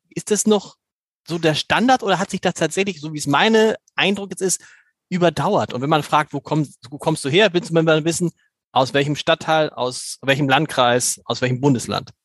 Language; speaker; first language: German; native; German